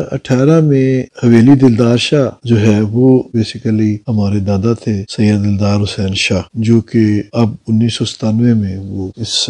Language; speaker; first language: Urdu; native; Urdu